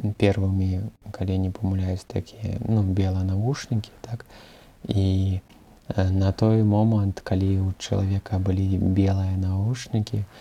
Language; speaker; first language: Belarusian; non-native, local second language; Russian